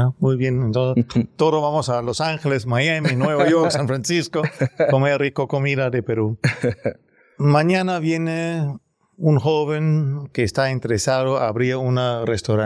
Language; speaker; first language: Spanish; non-native, learner; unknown